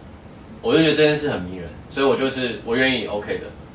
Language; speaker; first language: Chinese; native; Chinese